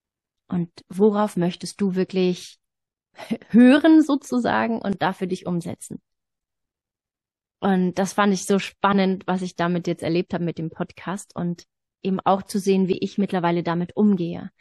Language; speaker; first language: German; native; German